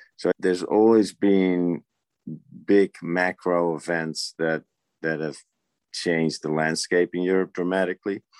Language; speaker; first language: English; non-native, fluent; Dutch